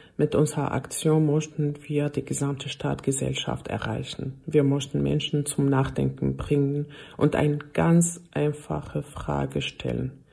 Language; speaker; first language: German; non-native, fluent; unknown